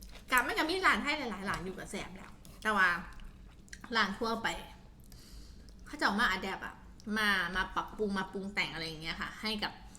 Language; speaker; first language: Thai; non-native, local second language; Northeastern Thai